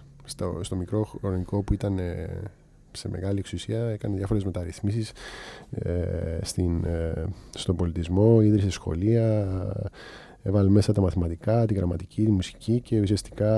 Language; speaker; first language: Greek; native; Greek